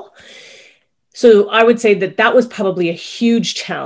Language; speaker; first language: English; native; English